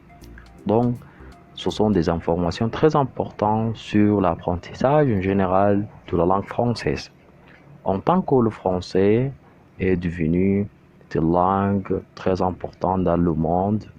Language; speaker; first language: French; non-native, fluent; Arabic